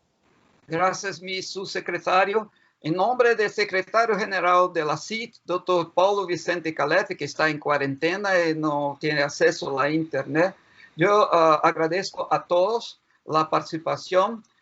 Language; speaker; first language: Spanish; non-native, fluent; Portuguese